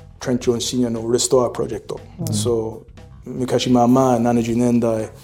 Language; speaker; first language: Japanese; non-native, learner; English